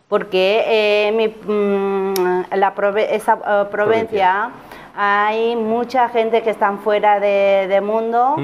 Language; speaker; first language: Spanish; non-native, learner; Chinese